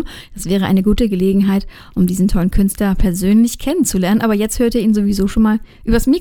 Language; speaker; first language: German; native; German